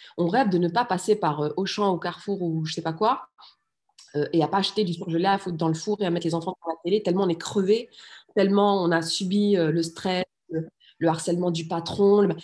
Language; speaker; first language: French; early bilingual, other home language; Riffian